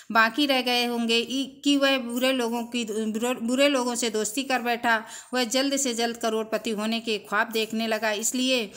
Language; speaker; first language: Hindi; native; Hindi